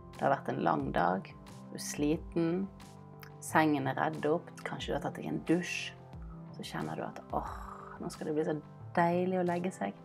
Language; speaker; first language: Norwegian; native; Norwegian